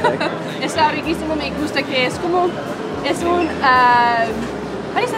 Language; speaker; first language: Spanish; non-native, fluent; English